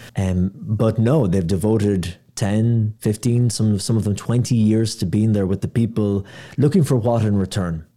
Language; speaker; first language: English; native; English